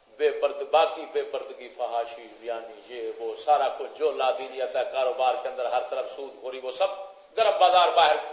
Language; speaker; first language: Urdu; non-native, local second language; Punjabi